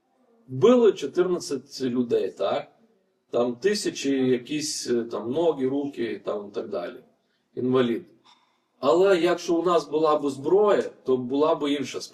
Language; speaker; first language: Ukrainian; non-native, fluent; Lithuanian